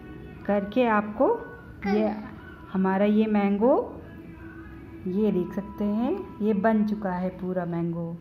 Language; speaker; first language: Hindi; native; Hindi